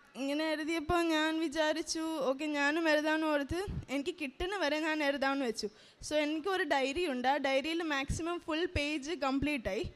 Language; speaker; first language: Malayalam; early bilingual, heritage; Malayalam